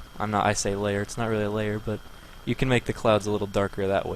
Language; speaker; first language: English; native; English